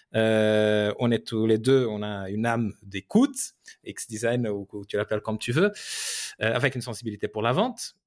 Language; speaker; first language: French; non-native, fluent; Portuguese